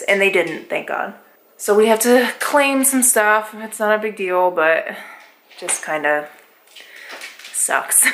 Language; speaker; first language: English; native; English